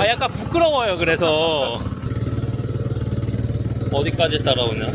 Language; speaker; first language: Korean; native; Korean